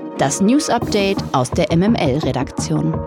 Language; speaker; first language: German; native; German